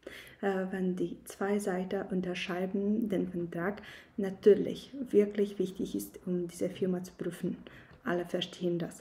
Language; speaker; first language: German; non-native, fluent; Polish